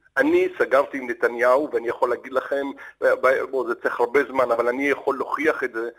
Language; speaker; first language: Hebrew; early bilingual, other home language; Arabic